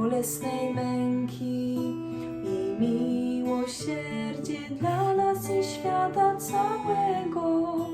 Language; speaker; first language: Polish; native; Polish